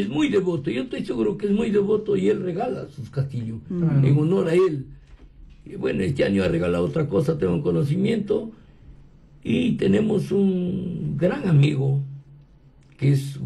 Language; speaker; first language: Spanish; native; Spanish